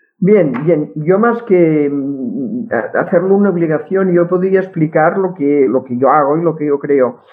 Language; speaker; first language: Spanish; non-native, local second language; Catalan